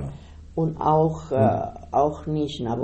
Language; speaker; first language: German; non-native, learner; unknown